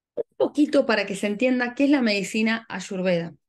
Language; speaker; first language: Spanish; native; Spanish